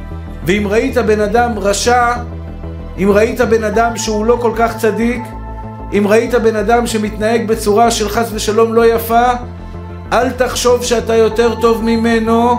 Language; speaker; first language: Hebrew; native; Hebrew